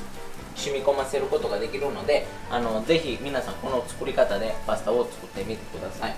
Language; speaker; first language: Japanese; non-native, fluent; Italian